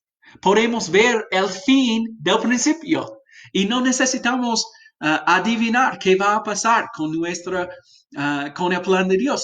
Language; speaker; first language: Spanish; non-native, fluent; English